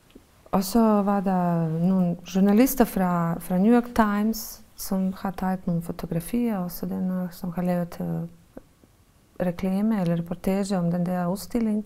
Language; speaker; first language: Danish; non-native, fluent; Bosnian